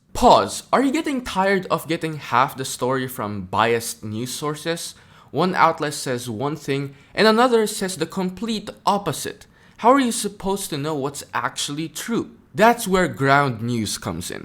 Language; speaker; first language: English; native; English